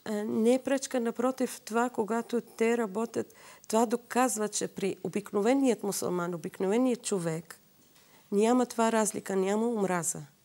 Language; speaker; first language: Bulgarian; non-native, fluent; Assyrian Neo-Aramaic